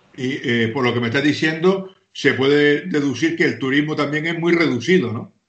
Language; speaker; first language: Spanish; native; Spanish